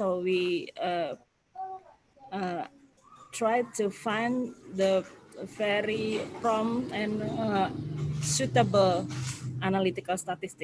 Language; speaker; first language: English; non-native, fluent; Indonesian